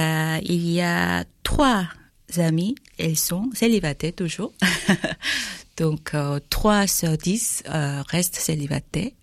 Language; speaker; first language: French; non-native, fluent; Korean